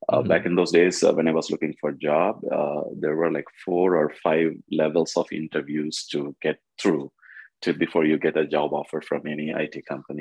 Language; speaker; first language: English; non-native, local second language; Tamil